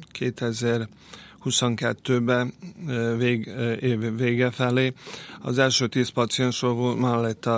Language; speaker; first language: Hungarian; non-native, local second language; Serbian